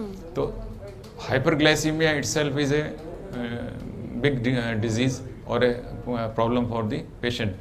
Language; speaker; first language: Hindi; native; Hindi